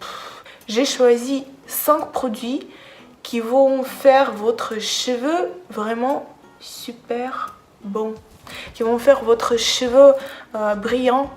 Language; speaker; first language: French; non-native, fluent; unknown